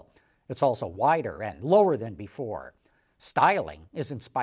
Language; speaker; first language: English; native; English